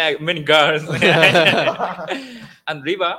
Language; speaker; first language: English; non-native, learner; Japanese